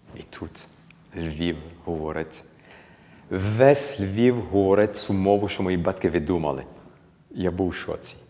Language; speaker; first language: Ukrainian; early bilingual, heritage; Ukrainian